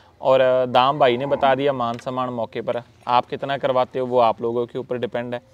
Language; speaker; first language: Hindi; non-native, local second language; Punjabi